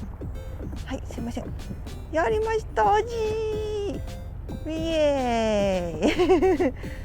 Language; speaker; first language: Japanese; native; Japanese